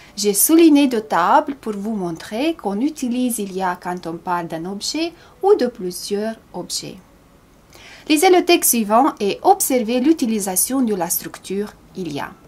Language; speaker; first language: French; non-native, fluent; Romanian